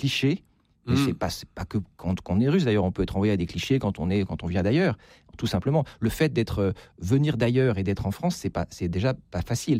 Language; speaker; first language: French; native; French